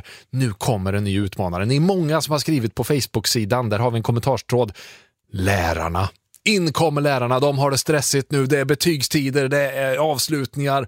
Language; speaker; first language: Swedish; native; Swedish